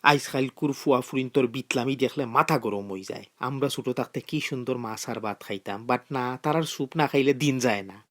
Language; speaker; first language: Bangla; early bilingual, other home language; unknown